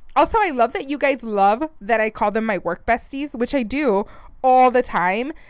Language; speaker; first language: English; early bilingual, other home language; Spanish